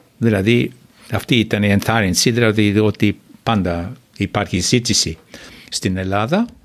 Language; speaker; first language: Greek; non-native, fluent; English